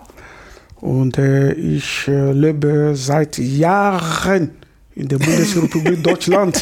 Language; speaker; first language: German; non-native, fluent; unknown